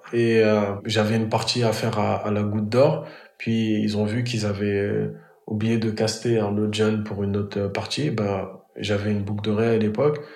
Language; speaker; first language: French; native; French